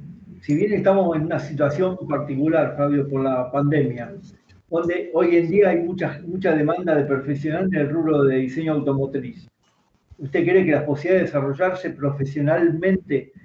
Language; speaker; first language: Spanish; native; Spanish